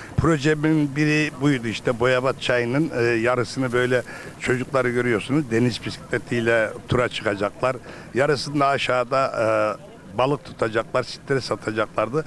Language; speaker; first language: Turkish; native; Turkish